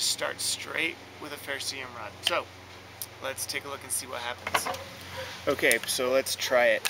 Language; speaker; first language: English; native; English